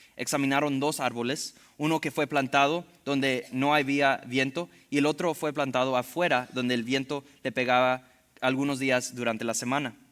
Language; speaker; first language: Spanish; early bilingual, heritage; Spanish